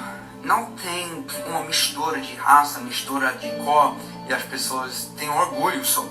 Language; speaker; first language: Portuguese; non-native, fluent; English